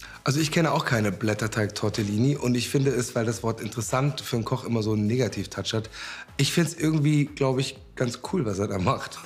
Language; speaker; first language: German; native; German